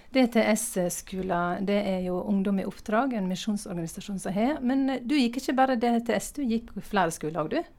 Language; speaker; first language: Norwegian; native; Norwegian